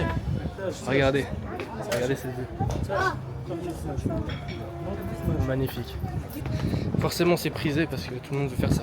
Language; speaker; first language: French; native; French